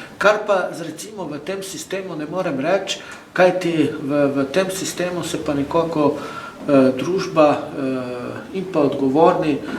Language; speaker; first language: Slovenian; non-native, local second language; Romany